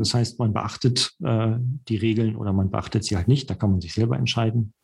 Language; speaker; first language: German; native; German